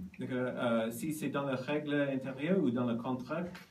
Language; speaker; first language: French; non-native, learner; Japanese